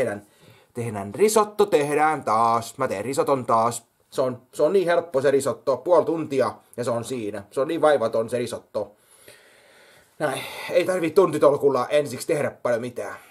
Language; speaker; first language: Finnish; native; Finnish